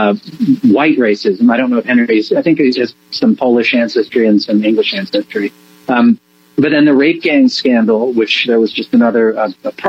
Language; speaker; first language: English; native; English